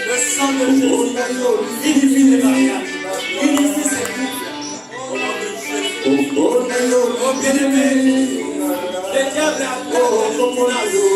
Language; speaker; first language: French; non-native, local second language; Lingala